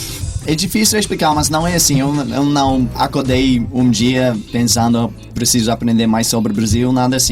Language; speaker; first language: Portuguese; non-native, fluent; English